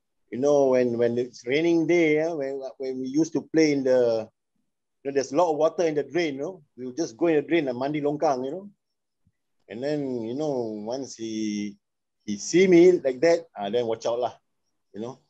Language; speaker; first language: English; non-native, local second language; Malay